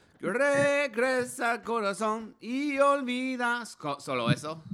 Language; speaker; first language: Spanish; non-native, learner; English